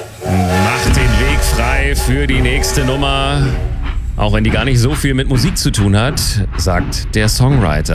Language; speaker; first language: German; native; German